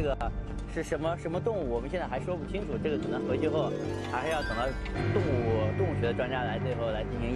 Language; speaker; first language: Chinese; native; Chinese